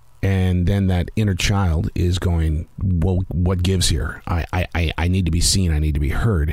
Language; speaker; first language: English; native; English